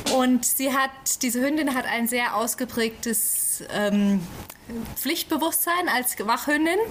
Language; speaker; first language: German; native; German